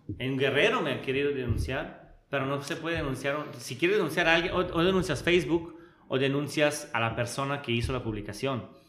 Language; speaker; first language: Spanish; non-native, fluent; Italian